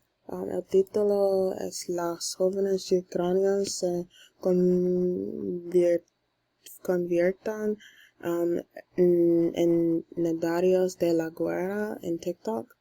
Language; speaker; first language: Spanish; non-native, learner; English